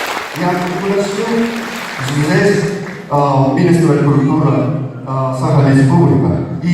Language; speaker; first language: Russian; non-native, learner; Japanese